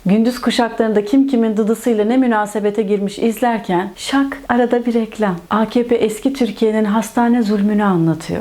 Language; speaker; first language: Turkish; native; Turkish